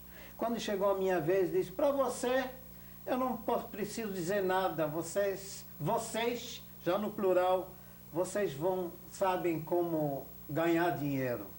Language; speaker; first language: Portuguese; non-native, fluent; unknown